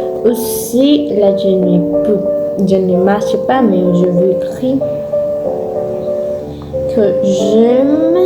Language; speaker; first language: French; non-native, learner; Spanish